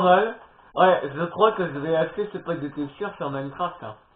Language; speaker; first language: French; native; French